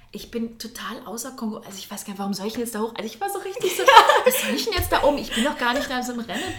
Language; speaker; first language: German; native; German